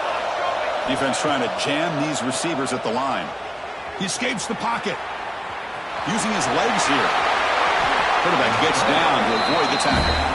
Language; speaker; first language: English; native; English